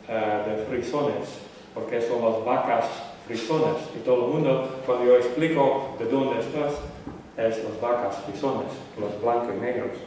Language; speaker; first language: Spanish; non-native, learner; Western Frisian